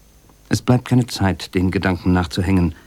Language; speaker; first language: German; native; German